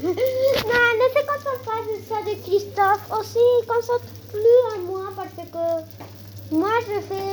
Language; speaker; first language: French; non-native, learner; Spanish